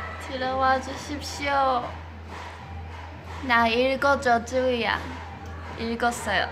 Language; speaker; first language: Korean; non-native, fluent; Chinese